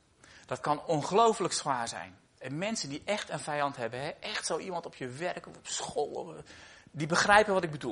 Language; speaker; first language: Dutch; native; Dutch